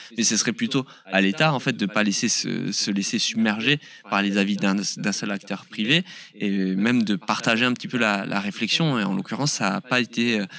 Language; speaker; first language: French; native; French